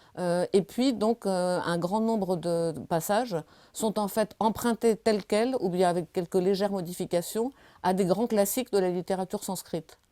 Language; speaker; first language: French; native; French